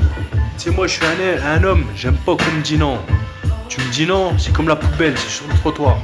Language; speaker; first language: French; native; French